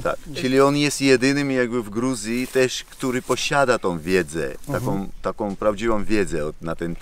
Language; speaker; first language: Polish; non-native, fluent; Georgian